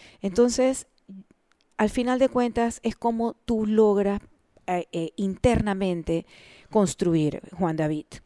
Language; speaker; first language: Spanish; native; Spanish